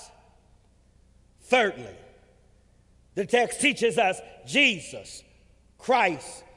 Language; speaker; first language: English; native; English